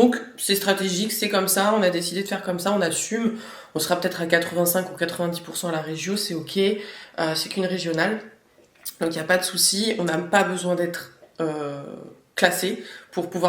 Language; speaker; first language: French; native; French